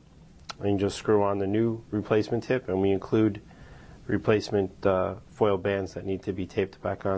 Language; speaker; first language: English; native; English